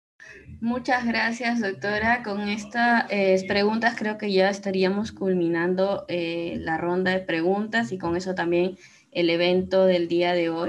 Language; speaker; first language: Spanish; native; Spanish